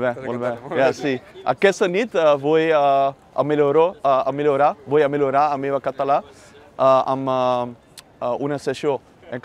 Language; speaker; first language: Catalan; non-native, learner; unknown